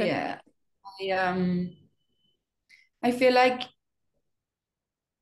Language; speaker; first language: English; non-native, fluent; German